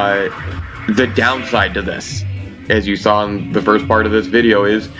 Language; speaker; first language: English; native; English